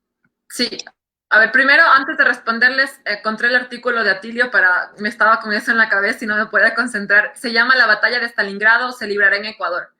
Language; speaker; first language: Spanish; native; Spanish